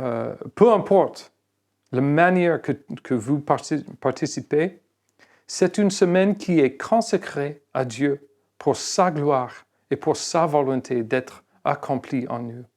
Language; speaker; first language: French; non-native, fluent; English